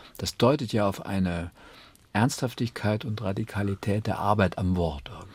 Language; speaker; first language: German; native; German